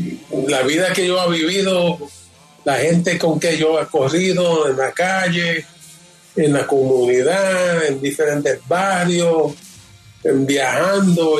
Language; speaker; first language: Spanish; early bilingual, heritage; Spanish